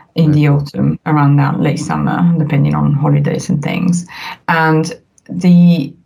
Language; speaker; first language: English; non-native, fluent; Italian